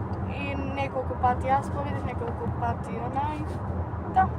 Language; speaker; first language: Macedonian; early bilingual, heritage; Macedonian